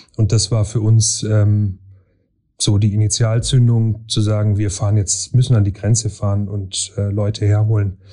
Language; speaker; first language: German; native; German